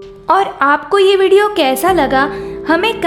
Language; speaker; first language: Hindi; native; Hindi